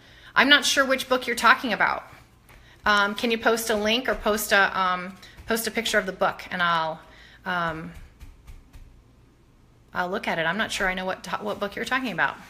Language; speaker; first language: English; native; English